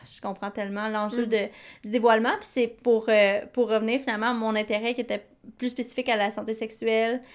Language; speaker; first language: French; native; French